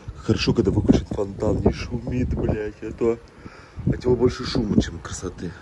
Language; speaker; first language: Russian; native; Russian